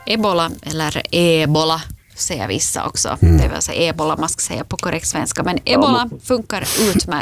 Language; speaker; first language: Swedish; native; Swedish